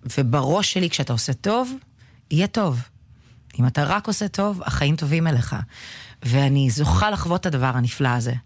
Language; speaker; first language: Hebrew; early bilingual, other home language; Russian